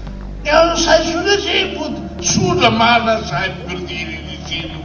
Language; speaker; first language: Indonesian; non-native, fluent; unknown